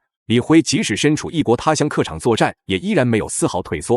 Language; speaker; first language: Chinese; native; Chinese